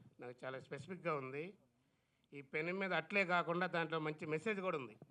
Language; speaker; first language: Telugu; native; Telugu